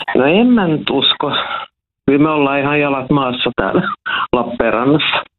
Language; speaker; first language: Finnish; non-native, local second language; Swedish